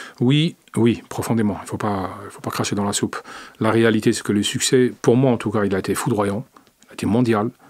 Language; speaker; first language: French; non-native, local second language; Arabic